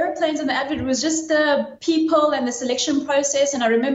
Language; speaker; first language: English; non-native, local second language; Zulu